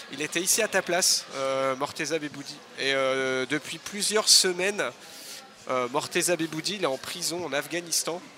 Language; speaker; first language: French; native; French